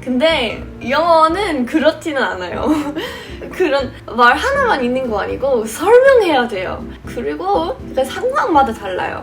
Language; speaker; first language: Korean; non-native, fluent; English